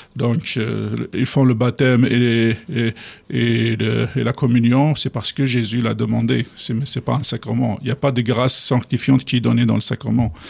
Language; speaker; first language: French; non-native, local second language; Kabyle